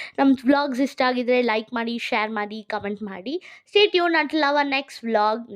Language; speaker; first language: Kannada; non-native, local second language; Malayalam